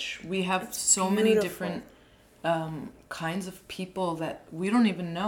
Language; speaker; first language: English; native; English